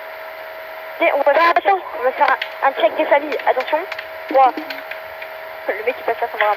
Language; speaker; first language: French; native; French